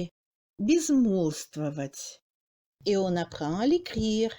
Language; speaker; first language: French; non-native, fluent; Russian